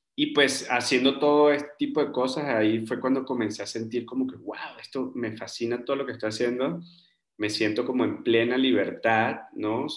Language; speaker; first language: Spanish; native; Spanish